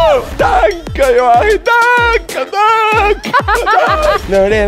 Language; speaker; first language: German; non-native, fluent; Spanish